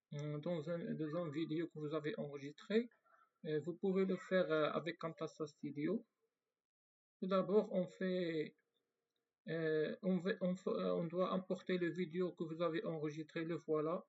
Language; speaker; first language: French; non-native, fluent; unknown